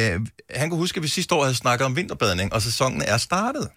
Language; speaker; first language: Danish; native; Danish